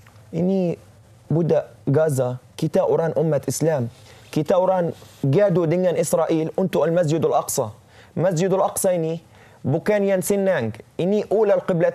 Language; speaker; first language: Indonesian; non-native, fluent; Arabic